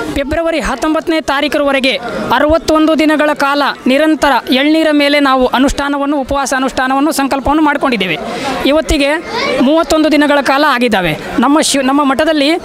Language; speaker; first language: Kannada; non-native, local second language; Lambadi